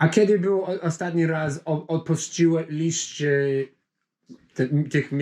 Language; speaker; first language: Polish; non-native, fluent; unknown